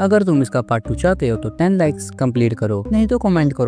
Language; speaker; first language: Hindi; native; Hindi